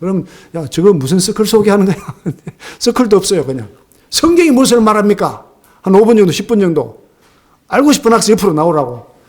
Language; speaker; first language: Korean; native; Korean